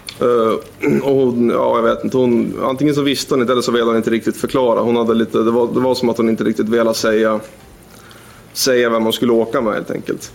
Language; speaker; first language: Swedish; native; Swedish